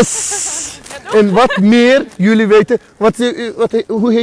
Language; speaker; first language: Dutch; non-native, fluent; Azerbaijani